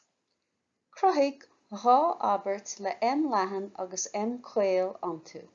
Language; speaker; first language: Irish; non-native, local second language; English